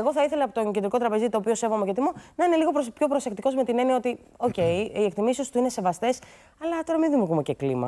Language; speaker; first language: Greek; native; Greek